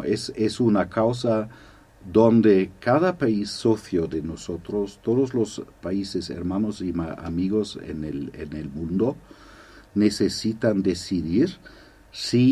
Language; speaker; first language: Spanish; non-native, fluent; German